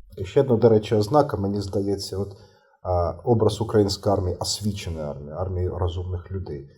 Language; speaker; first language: Ukrainian; native; Ukrainian